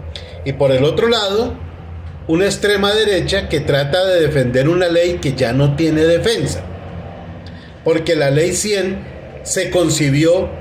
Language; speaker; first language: Spanish; native; Spanish